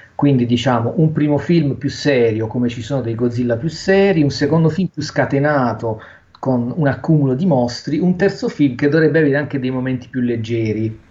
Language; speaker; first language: Italian; native; Italian